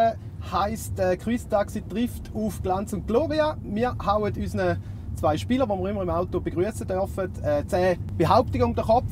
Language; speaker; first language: German; native; German